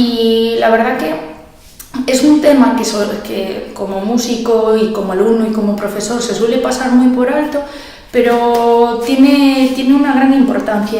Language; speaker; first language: Spanish; native; Spanish